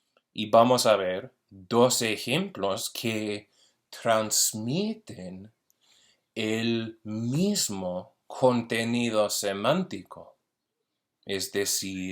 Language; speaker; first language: Spanish; early bilingual, heritage; Spanish